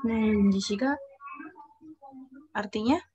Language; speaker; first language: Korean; non-native, fluent; Indonesian